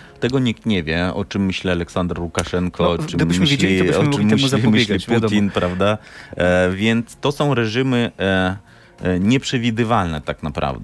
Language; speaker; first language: Polish; non-native, fluent; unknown